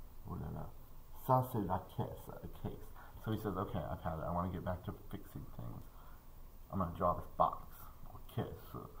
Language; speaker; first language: English; native; English